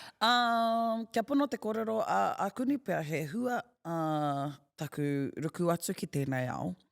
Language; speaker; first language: Māori; non-native, local second language; English